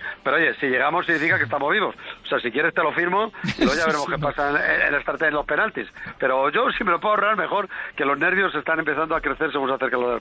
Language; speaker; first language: Spanish; native; Spanish